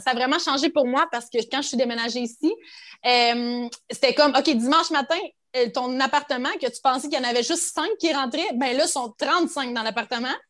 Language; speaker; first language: French; native; French